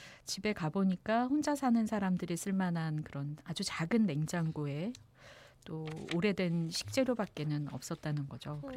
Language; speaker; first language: Korean; native; Korean